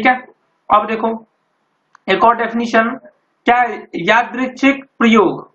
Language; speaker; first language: Hindi; native; Hindi